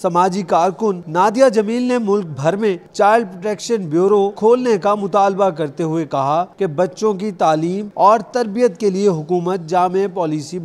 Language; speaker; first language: Urdu; native; Urdu